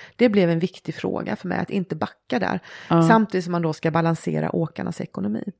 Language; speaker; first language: Swedish; native; Swedish